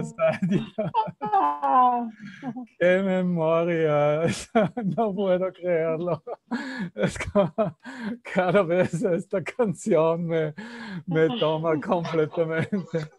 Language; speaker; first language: Spanish; non-native, fluent; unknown